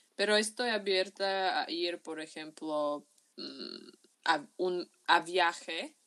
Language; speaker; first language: Spanish; non-native, fluent; Slovak